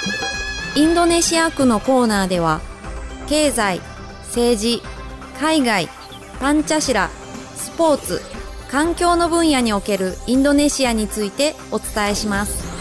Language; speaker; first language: Japanese; non-native, fluent; Indonesian